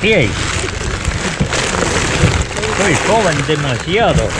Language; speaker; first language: Spanish; non-native, learner; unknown